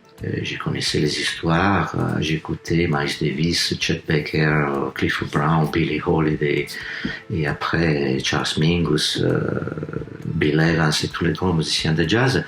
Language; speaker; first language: French; non-native, fluent; Italian